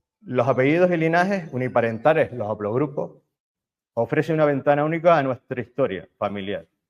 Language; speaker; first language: Spanish; native; Spanish